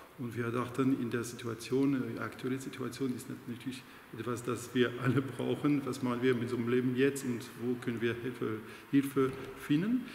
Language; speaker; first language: German; non-native, fluent; French